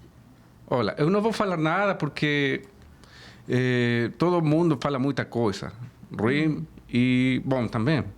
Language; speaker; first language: Portuguese; non-native, fluent; Spanish